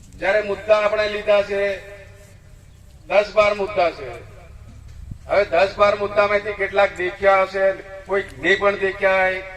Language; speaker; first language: Gujarati; non-native, local second language; Rathawi